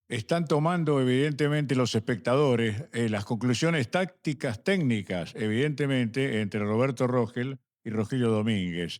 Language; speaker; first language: Spanish; native; Spanish